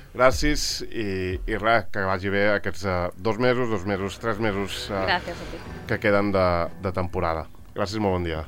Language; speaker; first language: Catalan; native; Catalan